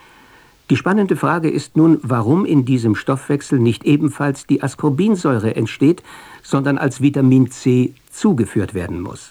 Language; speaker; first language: German; native; German